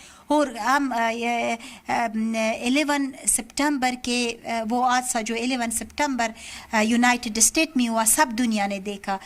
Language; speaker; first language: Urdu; non-native, learner; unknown